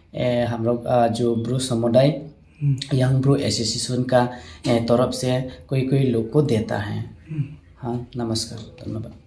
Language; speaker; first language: Hindi; non-native, local second language; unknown